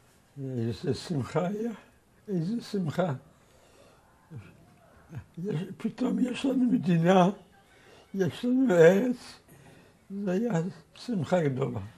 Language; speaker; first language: Hebrew; non-native, fluent; Yiddish